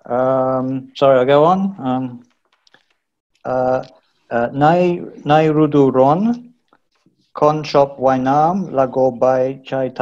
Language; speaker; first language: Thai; non-native, learner; English